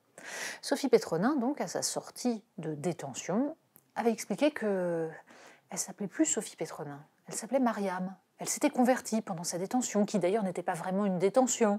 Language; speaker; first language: French; native; French